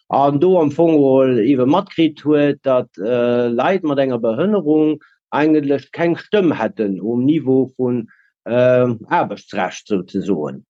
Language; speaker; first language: Luxembourgish; native; Luxembourgish